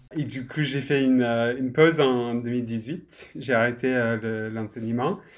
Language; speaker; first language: French; non-native, fluent; English